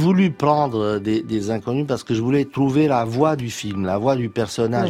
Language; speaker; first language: French; non-native, fluent; Romanian